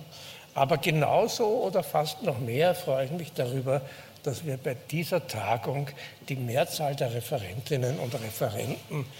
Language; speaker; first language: German; native; German